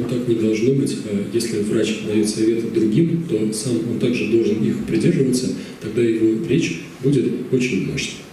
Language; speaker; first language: Russian; native; Russian